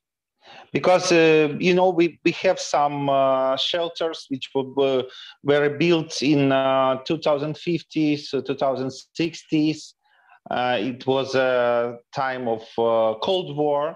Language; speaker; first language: English; non-native, fluent; Ukrainian